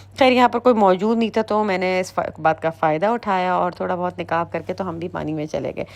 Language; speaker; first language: Urdu; native; Urdu